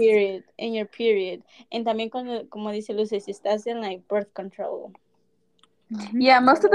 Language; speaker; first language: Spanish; early bilingual, heritage; Spanish